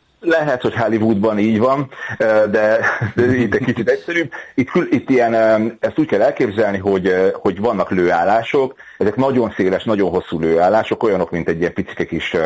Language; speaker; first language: Hungarian; native; Hungarian